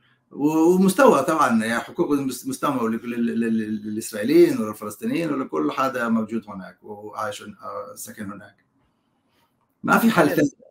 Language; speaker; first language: Arabic; non-native, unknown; Hebrew